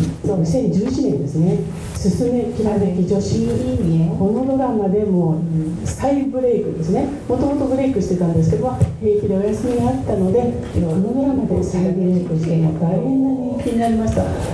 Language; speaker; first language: Japanese; native; Japanese